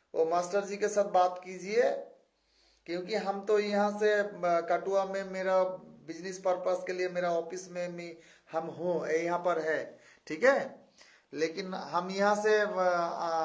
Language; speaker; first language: Hindi; non-native, local second language; Bangla